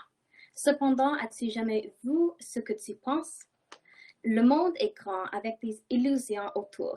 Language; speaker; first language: French; non-native, local second language; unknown